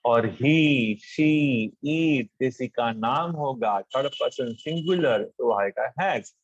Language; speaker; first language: Hindi; non-native, local second language; Marathi